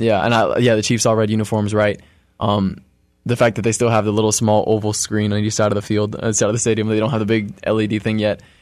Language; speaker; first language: English; native; English